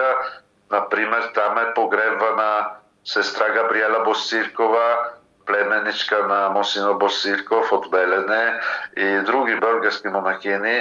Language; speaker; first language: Bulgarian; non-native, fluent; Italian